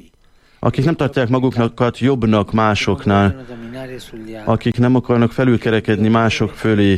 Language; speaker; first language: Hungarian; native; Hungarian